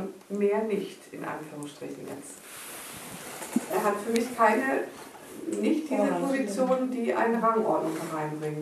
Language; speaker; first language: German; native; German